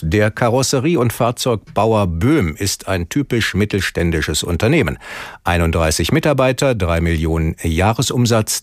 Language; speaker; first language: German; native; German